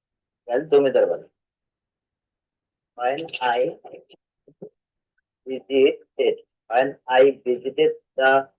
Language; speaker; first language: English; non-native, learner; Bangla